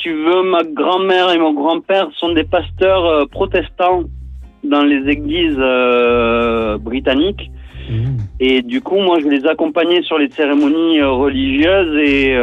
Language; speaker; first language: French; non-native, local second language; English